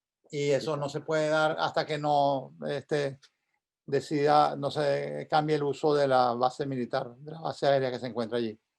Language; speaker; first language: Spanish; native; Spanish